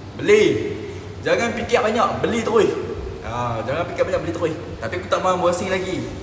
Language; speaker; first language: Malay; native; Malay